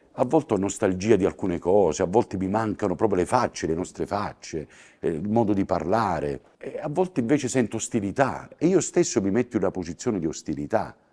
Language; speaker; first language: Italian; native; Italian